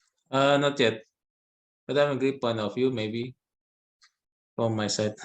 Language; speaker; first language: English; non-native, learner; Indonesian